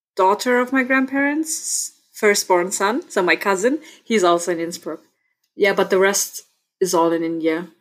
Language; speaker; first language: English; non-native, fluent; German